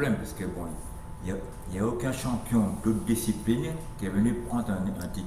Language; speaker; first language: French; native; French